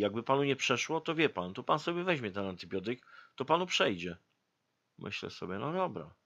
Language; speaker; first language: Polish; native; Polish